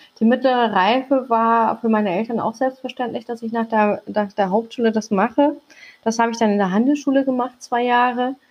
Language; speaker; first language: German; early bilingual, other home language; Turkish